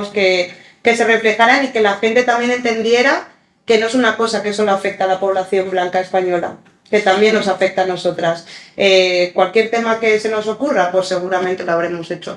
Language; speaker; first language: Spanish; early bilingual, other home language; Arabic